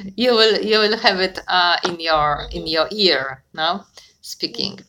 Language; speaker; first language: English; non-native, fluent; Polish